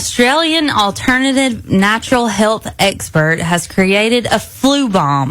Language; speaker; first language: English; native; English